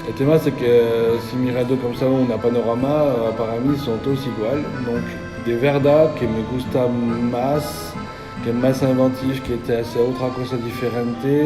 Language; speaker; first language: Spanish; non-native, learner; French